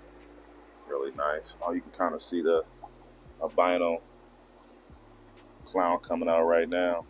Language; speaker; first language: English; native; English